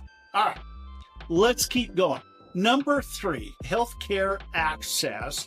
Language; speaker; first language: English; native; English